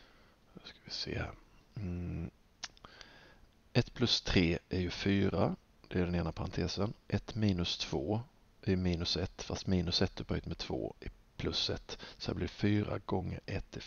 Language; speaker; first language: Swedish; native; Swedish